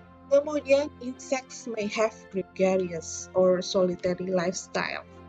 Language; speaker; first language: English; non-native, fluent; Indonesian